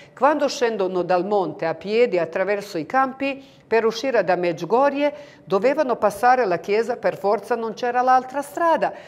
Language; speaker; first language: Italian; non-native, fluent; Bosnian